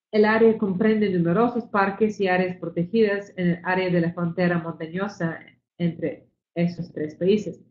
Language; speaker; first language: Spanish; non-native, fluent; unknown